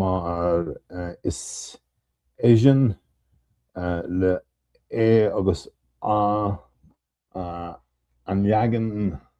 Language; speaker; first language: Irish; non-native, learner; English